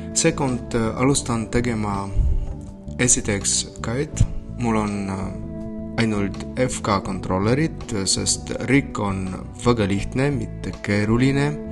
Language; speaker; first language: Estonian; non-native, learner; Belarusian